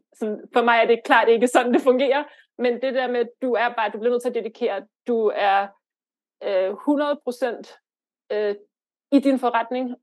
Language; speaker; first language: Danish; early bilingual, other home language; Lithuanian